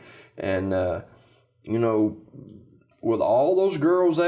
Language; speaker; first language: English; native; English